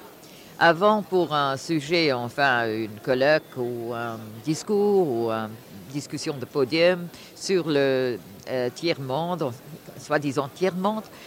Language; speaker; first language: French; non-native, fluent; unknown